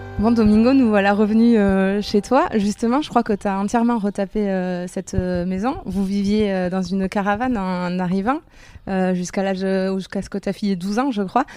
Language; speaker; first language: French; native; French